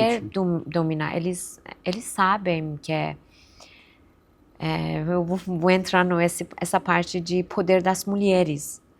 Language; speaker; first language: Portuguese; non-native, fluent; Persian